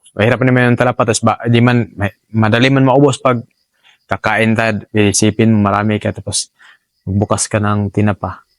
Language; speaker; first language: Filipino; non-native, local second language; Cebuano